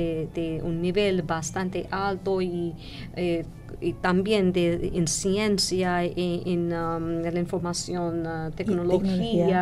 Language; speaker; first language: Spanish; non-native, fluent; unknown